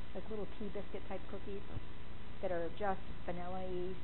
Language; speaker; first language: English; native; English